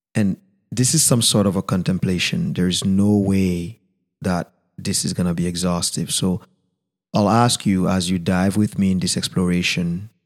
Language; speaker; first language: English; non-native, fluent; Haitian Creole